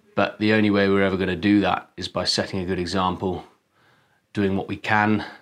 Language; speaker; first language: English; native; English